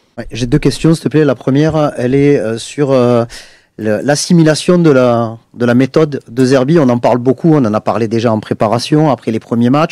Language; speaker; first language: French; native; French